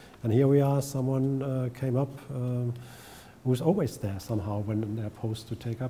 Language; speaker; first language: English; non-native, fluent; German